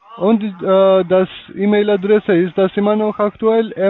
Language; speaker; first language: German; non-native, learner; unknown